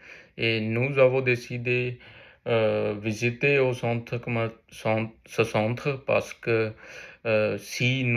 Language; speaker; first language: French; non-native, learner; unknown